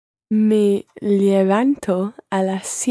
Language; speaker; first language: Spanish; non-native, learner; English